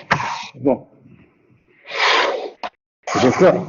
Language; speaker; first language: French; non-native, local second language; Arabic